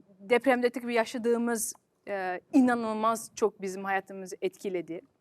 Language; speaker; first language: Turkish; early bilingual, heritage; Turkish